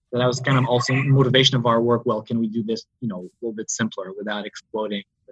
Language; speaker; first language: English; native; English